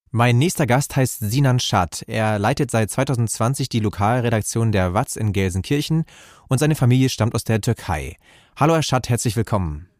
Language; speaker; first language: German; native; German